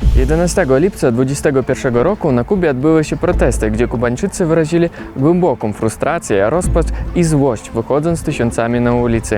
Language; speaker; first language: Polish; native; Polish